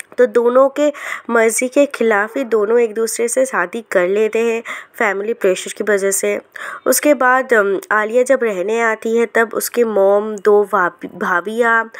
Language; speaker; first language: Hindi; non-native, local second language; Bangla